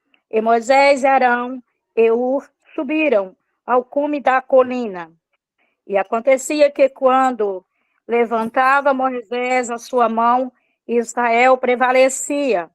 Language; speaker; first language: Portuguese; native; Portuguese